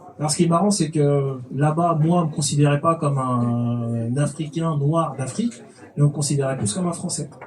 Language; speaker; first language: French; native; French